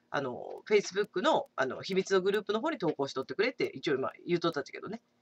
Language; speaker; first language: Japanese; native; Japanese